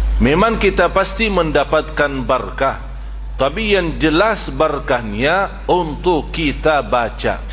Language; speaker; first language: Malay; non-native, fluent; Arabic